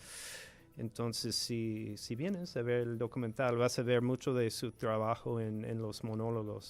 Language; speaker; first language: Spanish; non-native, fluent; English